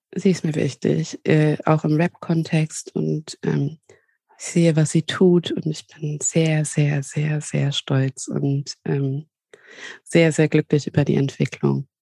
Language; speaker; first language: German; native; German